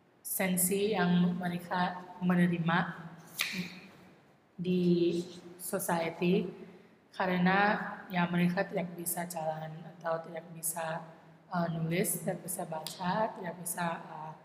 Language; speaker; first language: Indonesian; non-native, learner; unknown